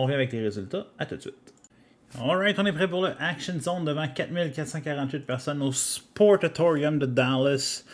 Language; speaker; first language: French; native; French